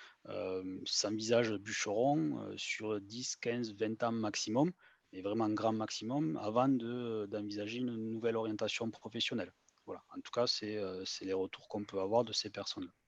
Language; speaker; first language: French; native; French